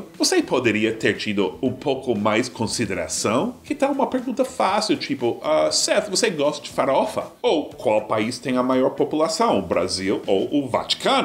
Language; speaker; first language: Portuguese; non-native, fluent; English